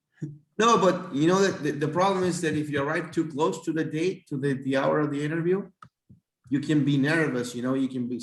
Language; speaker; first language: English; non-native, fluent; Spanish